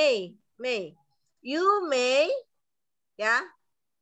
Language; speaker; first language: English; non-native, learner; Indonesian